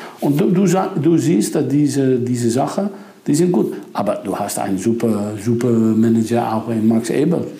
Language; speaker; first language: German; non-native, fluent; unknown